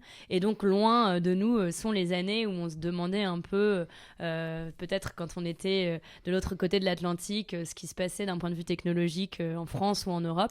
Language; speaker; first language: French; native; French